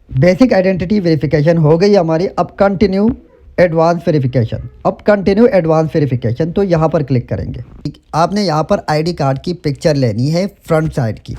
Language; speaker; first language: Urdu; non-native, local second language; Pashto